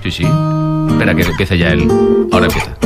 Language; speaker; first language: Spanish; native; Spanish